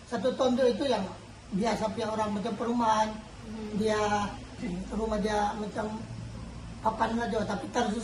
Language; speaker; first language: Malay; non-native, local second language; Filipino